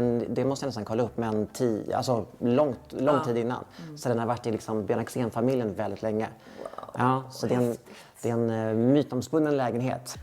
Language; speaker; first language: Swedish; early bilingual, heritage; Swedish